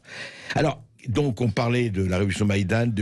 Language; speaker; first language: French; native; French